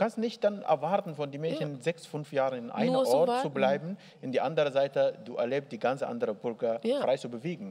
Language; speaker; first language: German; non-native, learner; Arabic